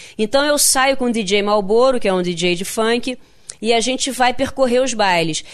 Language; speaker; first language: Portuguese; native; Portuguese